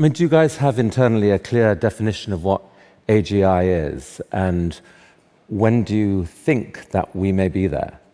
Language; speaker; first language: English; native; English